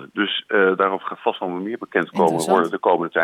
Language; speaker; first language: Dutch; native; Dutch